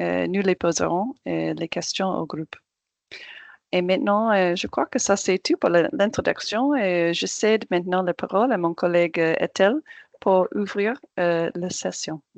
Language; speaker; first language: French; non-native, fluent; English